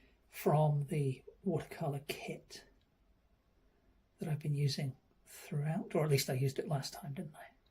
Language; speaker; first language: English; native; English